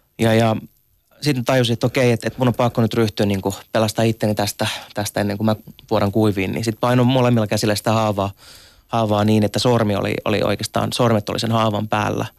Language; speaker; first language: Finnish; early bilingual, other home language; Arabic